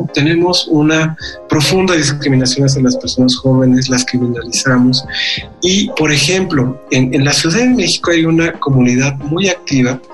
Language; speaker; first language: Spanish; native; Spanish